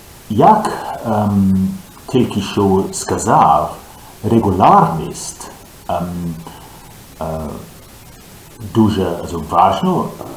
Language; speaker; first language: Ukrainian; non-native, learner; English